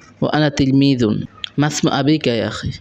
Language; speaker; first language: Arabic; non-native, learner; Bangla